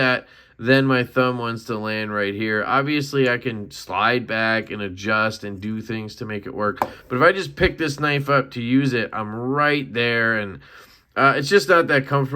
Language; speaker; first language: English; native; English